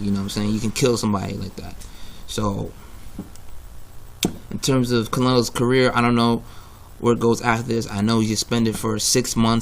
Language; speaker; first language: English; native; English